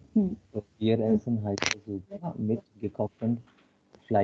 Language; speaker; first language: German; non-native, learner; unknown